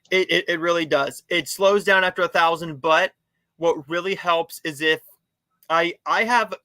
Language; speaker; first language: English; native; English